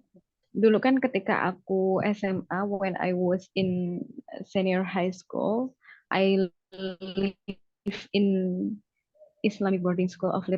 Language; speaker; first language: English; non-native, learner; Indonesian